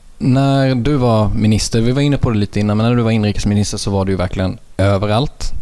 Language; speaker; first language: Swedish; native; Swedish